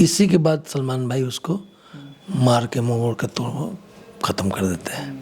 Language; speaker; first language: Hindi; non-native, local second language; Bhojpuri